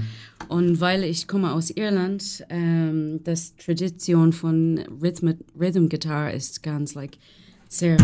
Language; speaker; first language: German; non-native, learner; English